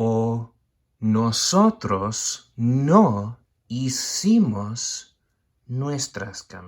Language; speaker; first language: Spanish; non-native, fluent; English